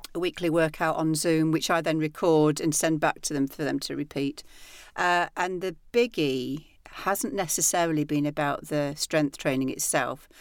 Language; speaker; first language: English; native; English